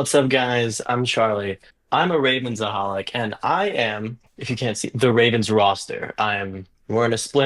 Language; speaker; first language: English; native; English